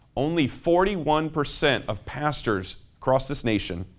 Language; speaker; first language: English; native; English